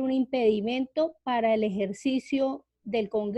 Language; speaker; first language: Spanish; native; Spanish